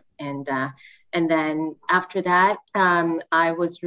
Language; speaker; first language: English; non-native, fluent; Korean